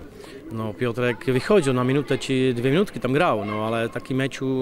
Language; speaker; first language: Polish; non-native, learner; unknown